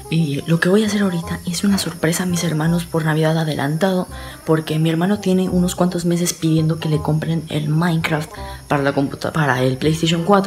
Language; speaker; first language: Spanish; native; Spanish